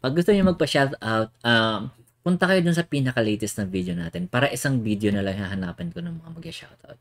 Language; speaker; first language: Filipino; native; Filipino